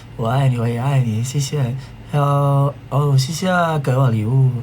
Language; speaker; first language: Chinese; non-native, learner; Thai